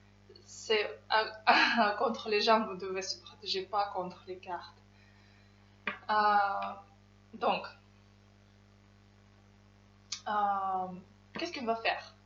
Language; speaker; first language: French; non-native, fluent; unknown